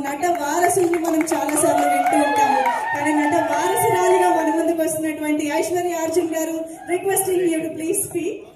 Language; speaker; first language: Telugu; native; Telugu